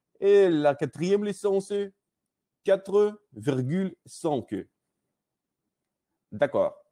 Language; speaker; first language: French; non-native, learner; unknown